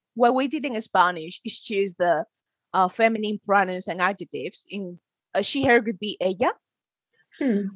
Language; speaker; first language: English; non-native, fluent; Spanish